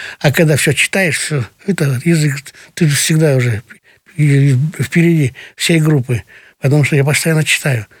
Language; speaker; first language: Russian; non-native, local second language; Kyrgyz